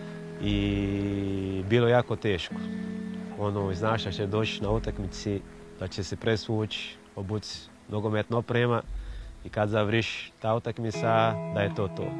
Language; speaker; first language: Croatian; non-native, fluent; Portuguese